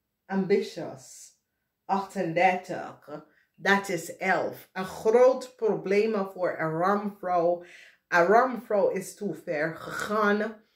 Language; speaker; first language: Dutch; non-native, fluent; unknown